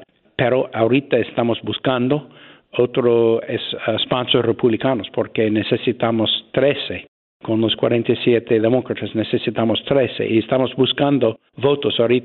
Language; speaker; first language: Spanish; non-native, fluent; English